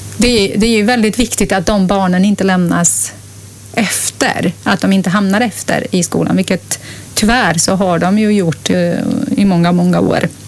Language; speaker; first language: Swedish; non-native, fluent; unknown